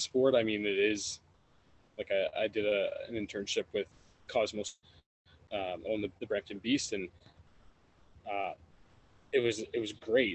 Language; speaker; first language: English; native; English